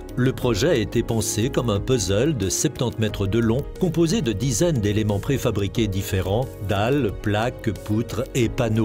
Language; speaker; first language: French; native; French